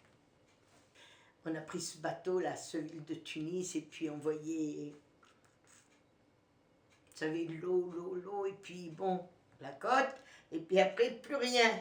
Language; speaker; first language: French; native; French